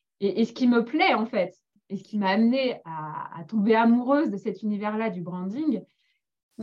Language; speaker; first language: French; native; French